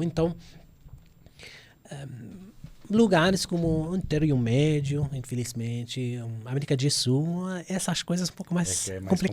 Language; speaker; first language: Portuguese; non-native, fluent; Arabic